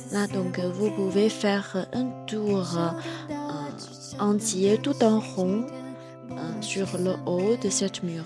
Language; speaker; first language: French; non-native, fluent; Chinese